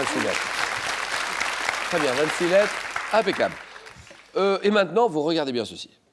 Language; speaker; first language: French; native; French